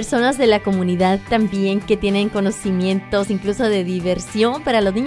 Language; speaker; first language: Spanish; native; Spanish